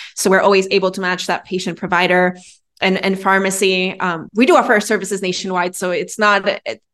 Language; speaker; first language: English; non-native, fluent; Spanish